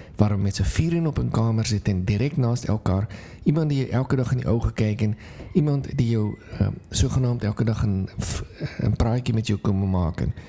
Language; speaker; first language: Dutch; non-native, fluent; Afrikaans